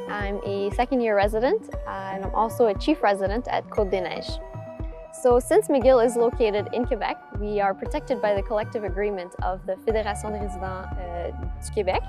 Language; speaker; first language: English; non-native, local second language; French